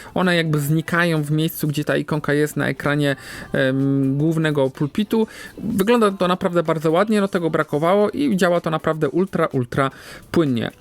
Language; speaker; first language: Polish; native; Polish